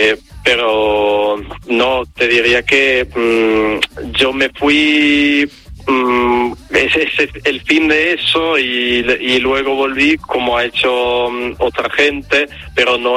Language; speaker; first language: Spanish; non-native, fluent; Italian